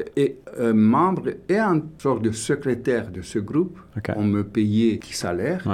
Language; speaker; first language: French; non-native, fluent; Romanian